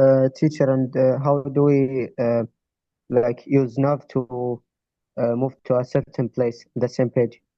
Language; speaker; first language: English; non-native, fluent; Arabic